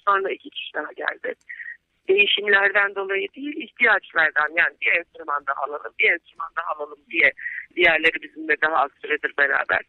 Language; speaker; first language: Turkish; native; Turkish